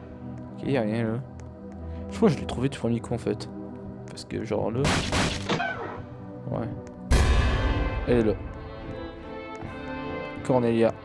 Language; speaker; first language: French; native; French